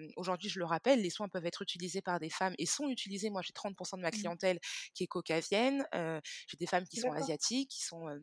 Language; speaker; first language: French; early bilingual, other home language; Hebrew